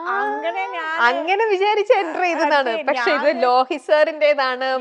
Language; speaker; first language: Malayalam; native; Malayalam